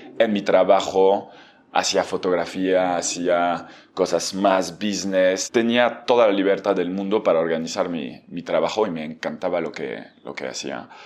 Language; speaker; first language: Spanish; non-native, fluent; French